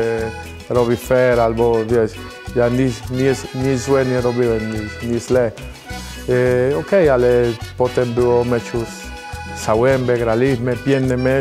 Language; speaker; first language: Polish; non-native, learner; Spanish